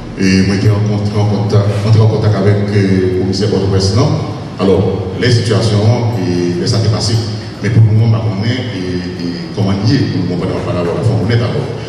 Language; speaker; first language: French; non-native, local second language; Haitian Creole